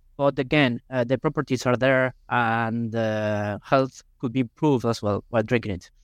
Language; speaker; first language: English; non-native, fluent; Spanish